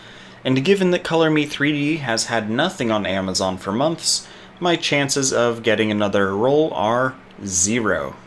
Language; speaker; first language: English; native; English